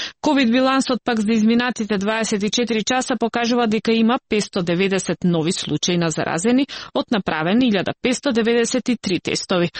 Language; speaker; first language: Macedonian; native; Macedonian